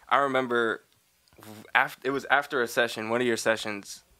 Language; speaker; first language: English; native; English